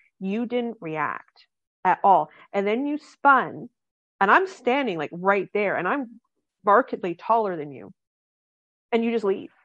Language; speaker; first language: English; native; English